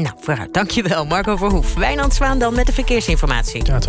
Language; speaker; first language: Dutch; native; Dutch